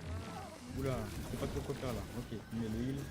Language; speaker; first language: French; native; French